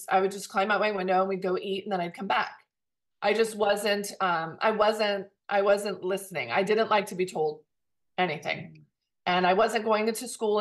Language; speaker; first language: English; native; English